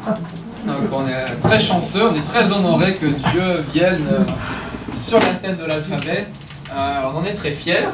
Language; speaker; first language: French; native; French